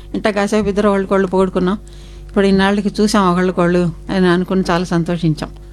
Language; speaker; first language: Telugu; native; Telugu